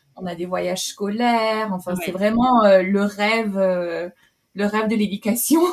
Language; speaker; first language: French; native; French